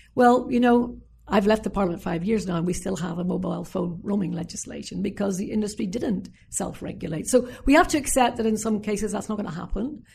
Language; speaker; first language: English; native; English